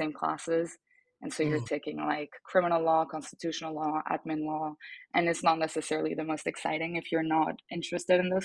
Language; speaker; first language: English; non-native, fluent; French